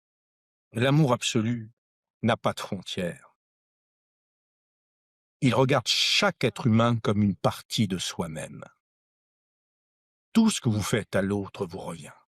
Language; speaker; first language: French; native; French